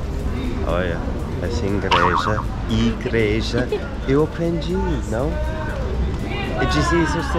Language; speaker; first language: Portuguese; non-native, learner; English